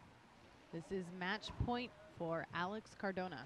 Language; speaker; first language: English; native; English